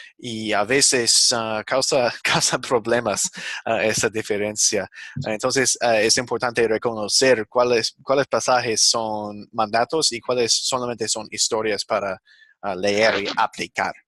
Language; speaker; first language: Spanish; non-native, fluent; English